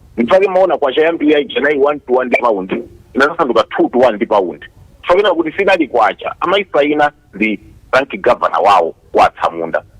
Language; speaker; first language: Nyanja; native; Nyanja